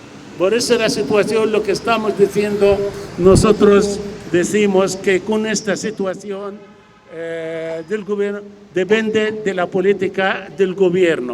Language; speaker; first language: Spanish; non-native, fluent; Arabic